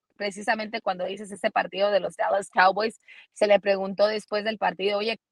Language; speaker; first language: Spanish; early bilingual, heritage; Spanish